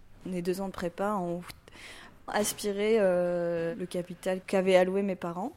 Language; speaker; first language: French; non-native, local second language; Arabic